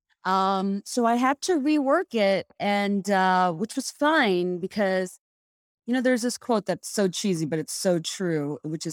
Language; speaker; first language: English; non-native, local second language; Bangla